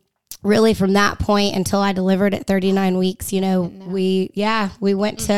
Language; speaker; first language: English; native; English